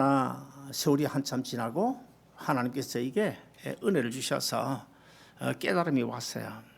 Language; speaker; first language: Korean; native; Korean